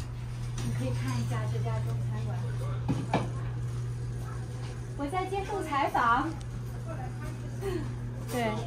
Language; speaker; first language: Chinese; native; Chinese